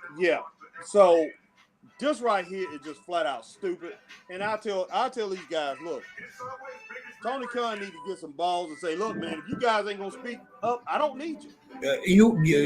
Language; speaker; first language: English; native; English